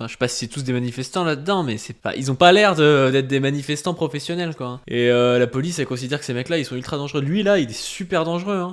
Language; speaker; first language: French; native; French